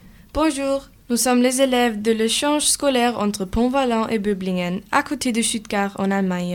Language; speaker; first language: French; native; French